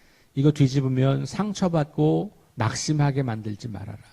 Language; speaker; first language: Korean; native; Korean